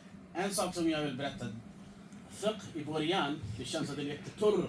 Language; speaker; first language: Swedish; non-native, fluent; Urdu